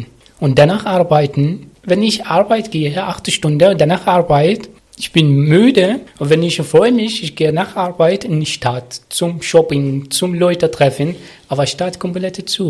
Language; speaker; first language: German; non-native, learner; Arabic